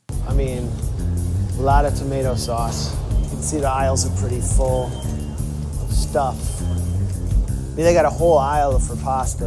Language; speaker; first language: English; native; English